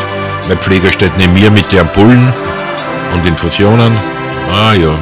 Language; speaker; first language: German; native; German